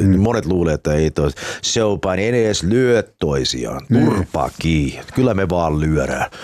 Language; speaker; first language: Finnish; early bilingual, heritage; Finnish